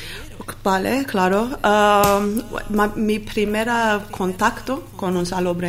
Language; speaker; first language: Spanish; non-native, learner; Armenian